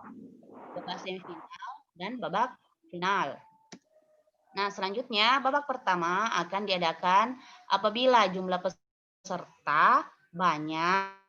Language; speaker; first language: Indonesian; non-native, local second language; Buginese